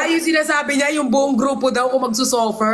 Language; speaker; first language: Filipino; native; Filipino